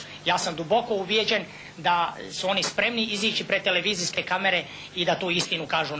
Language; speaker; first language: Bosnian; native; Bosnian